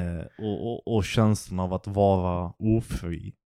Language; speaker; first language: Swedish; early bilingual, other home language; Turkish